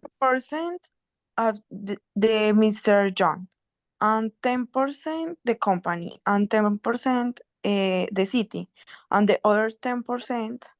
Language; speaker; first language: English; non-native, learner; Spanish